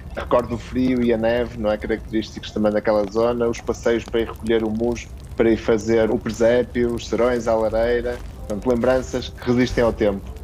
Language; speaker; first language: Portuguese; native; Portuguese